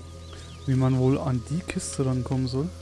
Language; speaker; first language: German; native; German